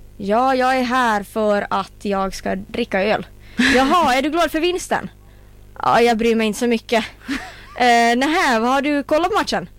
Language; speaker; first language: Swedish; native; Swedish